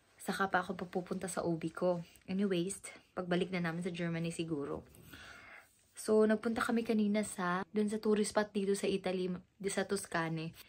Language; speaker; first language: Filipino; non-native, local second language; Cebuano